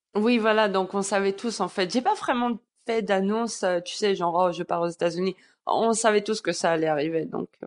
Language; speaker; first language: French; early bilingual, other home language; Georgian